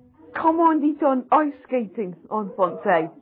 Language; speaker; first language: French; non-native, learner; English